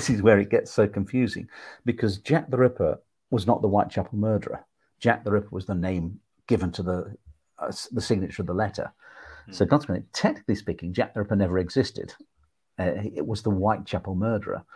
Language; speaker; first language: English; native; English